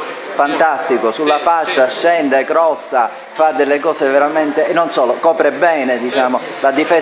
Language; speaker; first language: Italian; native; Italian